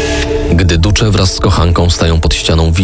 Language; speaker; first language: Polish; native; Polish